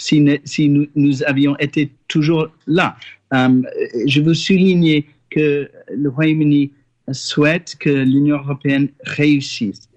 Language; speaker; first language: French; non-native, fluent; English